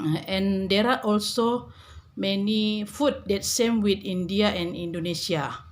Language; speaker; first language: English; non-native, learner; Indonesian